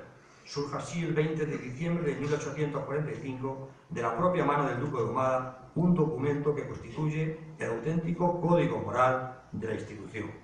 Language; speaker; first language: Spanish; native; Spanish